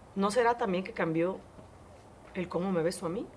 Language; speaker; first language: Spanish; native; Spanish